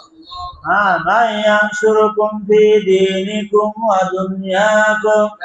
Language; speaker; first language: Arabic; non-native, fluent; Bangla